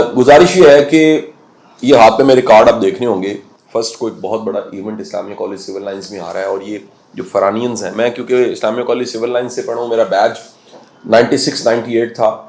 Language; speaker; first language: Urdu; non-native, local second language; Punjabi